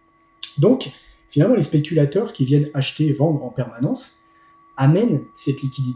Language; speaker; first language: French; native; French